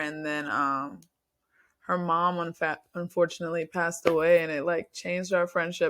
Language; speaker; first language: English; native; English